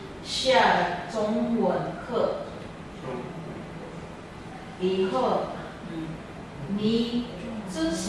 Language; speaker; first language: Chinese; non-native, learner; English